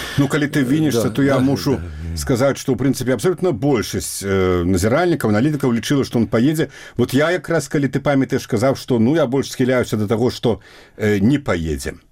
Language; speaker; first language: Belarusian; native; Belarusian